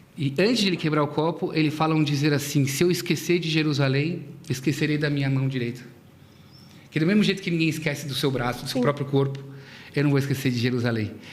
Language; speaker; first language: Portuguese; native; Portuguese